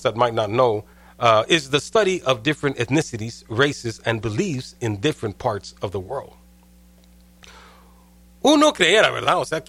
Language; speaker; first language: Spanish; early bilingual, heritage; Spanish